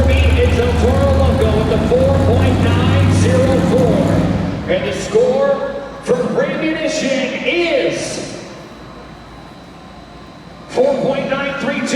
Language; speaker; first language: English; native; English